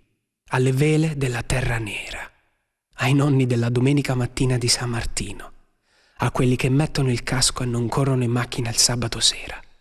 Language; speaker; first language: Italian; native; Italian